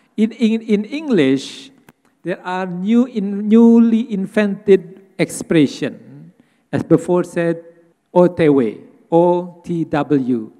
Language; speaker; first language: English; non-native, fluent; Indonesian